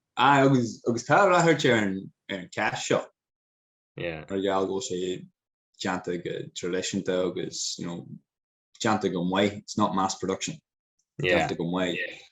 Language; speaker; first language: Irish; non-native, local second language; English